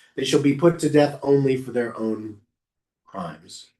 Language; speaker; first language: English; native; English